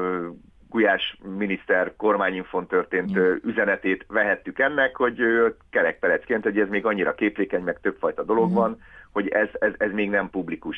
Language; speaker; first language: Hungarian; native; Hungarian